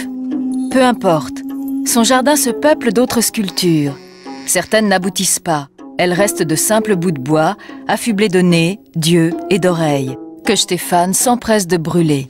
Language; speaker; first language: French; native; French